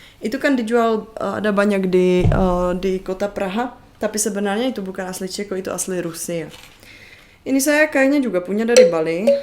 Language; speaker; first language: Indonesian; non-native, fluent; Czech